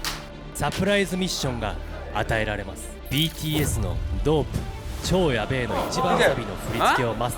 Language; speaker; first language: Japanese; native; Japanese